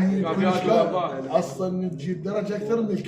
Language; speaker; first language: Arabic; native; Arabic